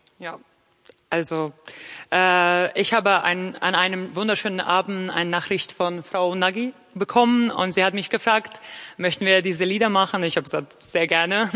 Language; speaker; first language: German; non-native, fluent; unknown